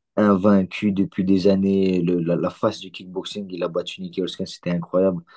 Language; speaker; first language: French; early bilingual, other home language; Chechen